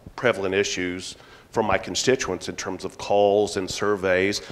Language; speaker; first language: English; native; English